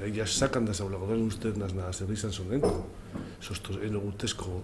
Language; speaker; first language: Macedonian; non-native, learner; Spanish